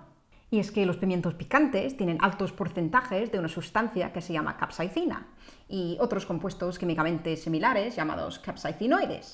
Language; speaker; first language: Spanish; non-native, fluent; English